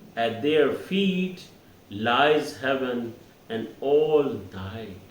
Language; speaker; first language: English; non-native, local second language; Hindi